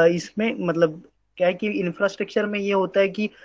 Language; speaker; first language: Hindi; native; Hindi